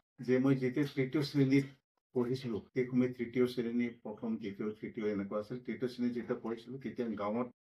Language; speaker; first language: Assamese; non-native, local second language; Bodo